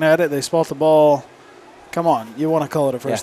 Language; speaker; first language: English; native; English